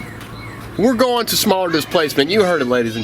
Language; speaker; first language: English; native; English